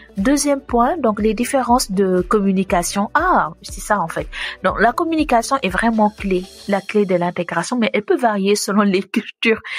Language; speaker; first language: French; non-native, local second language; Wolof